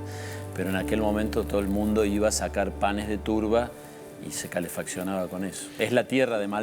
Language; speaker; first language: Spanish; native; Spanish